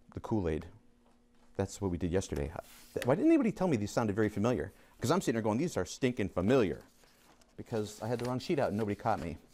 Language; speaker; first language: English; native; English